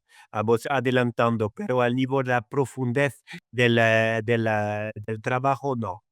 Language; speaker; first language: Spanish; non-native, fluent; Arabic